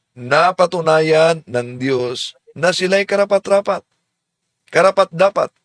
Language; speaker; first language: Filipino; native; Filipino